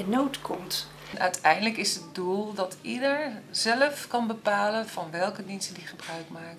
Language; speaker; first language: Dutch; native; Dutch